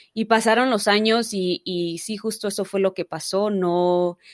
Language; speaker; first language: Spanish; early bilingual, heritage; Spanish